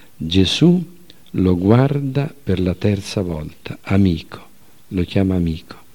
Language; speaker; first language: Italian; native; Italian